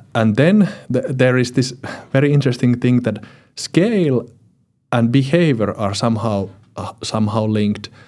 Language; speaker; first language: English; non-native, fluent; Finnish